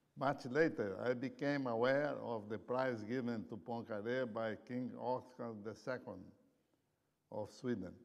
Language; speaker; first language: English; non-native, fluent; Portuguese